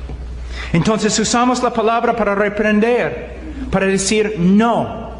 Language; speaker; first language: Spanish; non-native, fluent; English